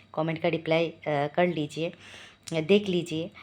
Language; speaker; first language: Hindi; non-native, local second language; Bangla